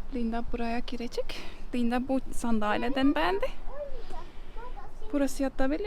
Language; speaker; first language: Turkish; non-native, learner; Estonian